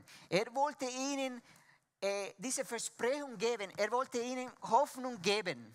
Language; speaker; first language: German; non-native, fluent; Spanish